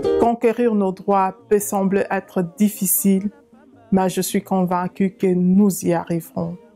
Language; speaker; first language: French; non-native, local second language; Lingala